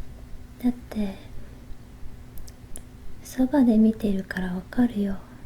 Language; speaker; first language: Japanese; native; Japanese